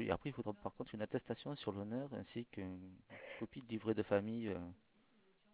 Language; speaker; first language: French; native; French